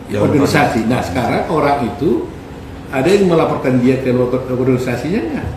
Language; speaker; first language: Indonesian; native; Indonesian